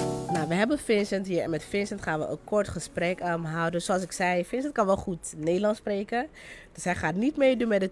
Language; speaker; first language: Dutch; non-native, fluent; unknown